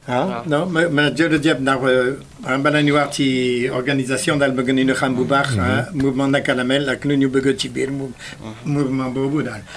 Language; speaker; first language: Wolof; non-native, fluent; French